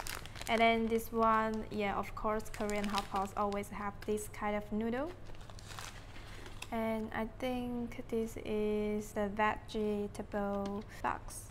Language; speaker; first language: English; non-native, fluent; Chinese